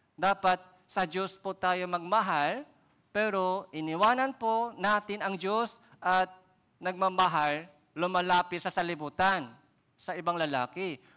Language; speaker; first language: Filipino; non-native, fluent; Korean